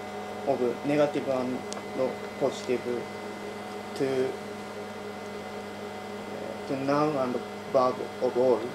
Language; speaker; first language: English; non-native, learner; Japanese